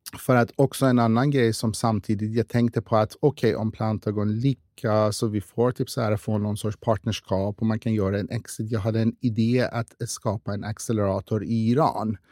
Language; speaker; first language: Swedish; non-native, fluent; Persian